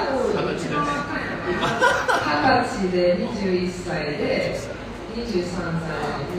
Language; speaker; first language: Japanese; early bilingual, heritage; Japanese